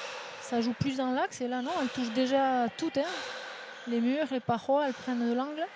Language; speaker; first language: French; native; French